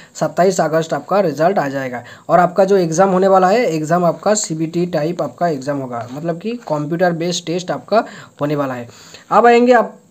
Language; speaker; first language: Hindi; non-native, local second language; Bangla